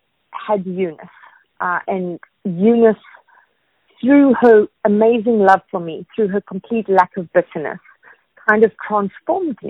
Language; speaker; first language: English; native; English